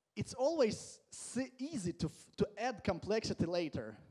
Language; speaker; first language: English; non-native, fluent; Latvian